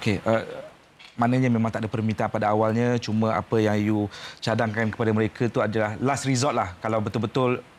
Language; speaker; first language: Malay; native; Malay